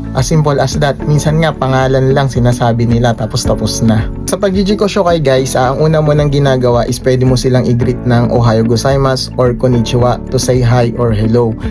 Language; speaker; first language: Filipino; native; Filipino